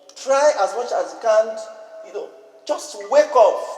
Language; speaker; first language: English; non-native, local second language; Yoruba